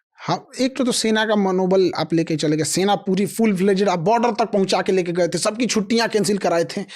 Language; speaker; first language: Hindi; native; Hindi